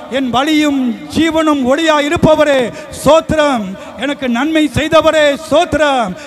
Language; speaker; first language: Tamil; early bilingual, heritage; Tamil